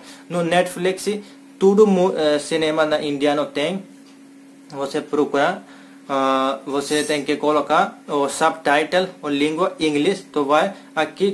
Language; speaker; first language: Portuguese; non-native, learner; Hindi